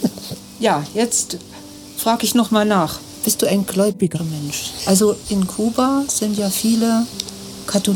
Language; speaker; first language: German; native; German